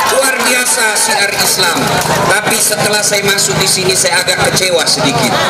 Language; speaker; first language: Indonesian; non-native, local second language; Buginese